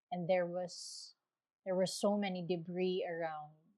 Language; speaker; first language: English; non-native, local second language; Waray